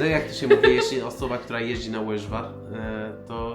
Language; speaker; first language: Polish; non-native, fluent; Persian